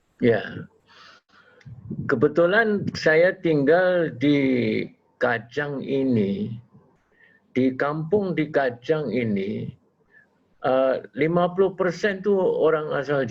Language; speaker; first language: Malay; non-native, local second language; Javanese